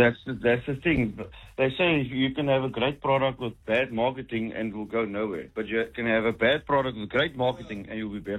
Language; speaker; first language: English; non-native, local second language; Afrikaans